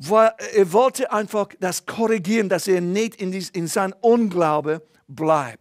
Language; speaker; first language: German; non-native, fluent; English